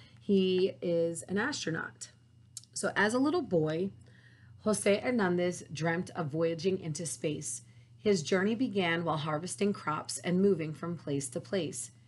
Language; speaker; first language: English; native; English